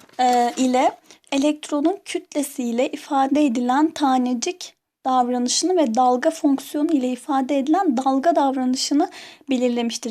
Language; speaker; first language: Turkish; native; Turkish